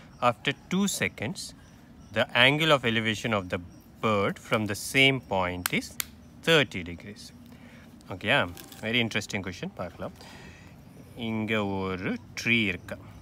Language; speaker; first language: English; non-native, local second language; Tamil